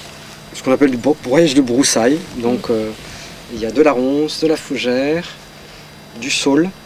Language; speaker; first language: French; native; French